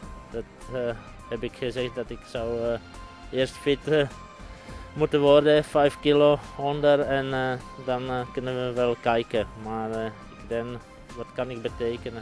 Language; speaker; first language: Dutch; non-native, fluent; Czech